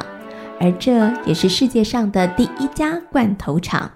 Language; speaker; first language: Chinese; native; Chinese